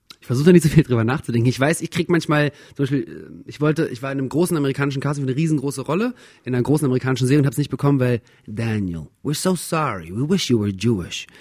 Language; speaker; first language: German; early bilingual, other home language; Russian